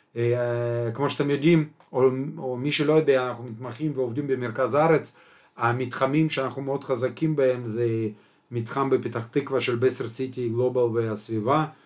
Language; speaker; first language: Hebrew; non-native, fluent; Russian